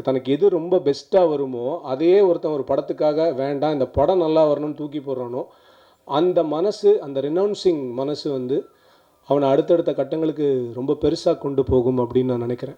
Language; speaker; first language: Tamil; native; Tamil